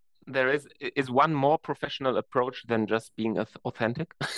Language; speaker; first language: English; non-native, fluent; German